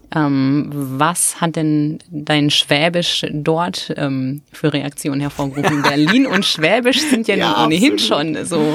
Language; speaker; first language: German; native; German